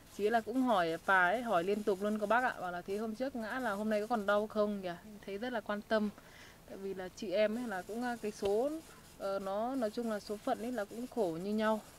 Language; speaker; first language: Vietnamese; non-native, local second language; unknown